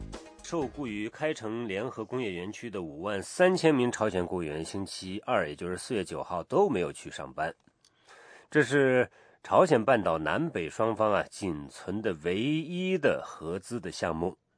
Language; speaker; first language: Chinese; native; Chinese